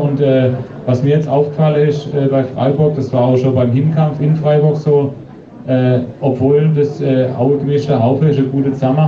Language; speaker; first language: German; native; German